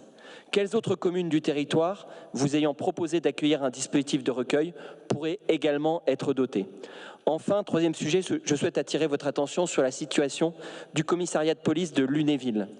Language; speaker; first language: French; native; French